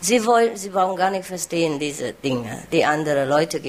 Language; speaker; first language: German; non-native, learner; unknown